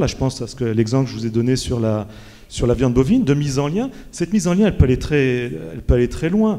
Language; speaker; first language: French; native; French